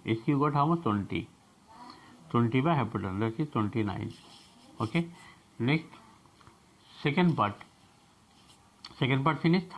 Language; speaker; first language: English; non-native, local second language; Bangla